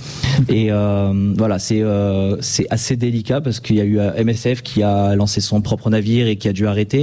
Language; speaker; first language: French; native; French